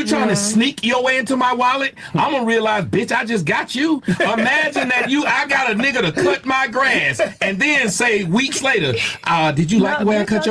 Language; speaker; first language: English; native; English